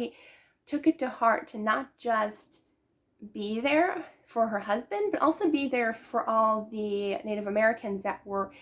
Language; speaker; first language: English; native; English